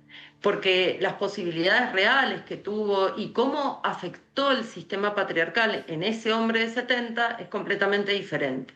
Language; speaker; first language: Spanish; native; Spanish